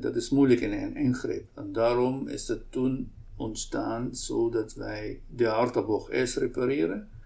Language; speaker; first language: Dutch; non-native, local second language; Arabic